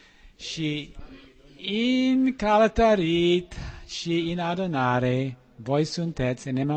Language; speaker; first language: Romanian; non-native, learner; English